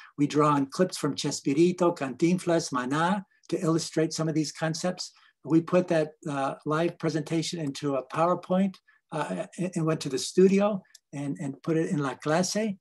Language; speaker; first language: English; native; English